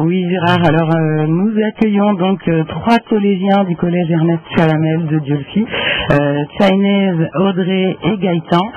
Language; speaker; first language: French; native; French